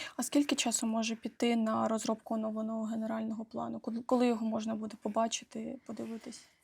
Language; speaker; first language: Ukrainian; native; Ukrainian